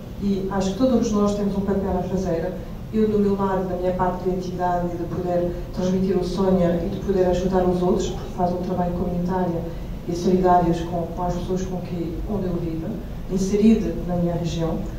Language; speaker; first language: Portuguese; non-native, fluent; French